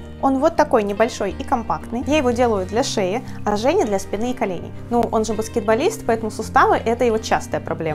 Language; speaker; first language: Russian; native; Russian